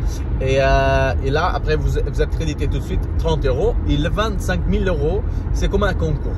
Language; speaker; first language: French; non-native, learner; Portuguese